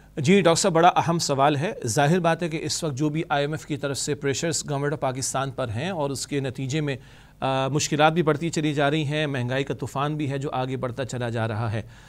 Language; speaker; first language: Urdu; native; Urdu